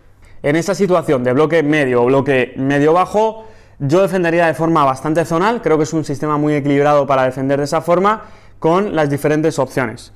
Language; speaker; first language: Spanish; native; Spanish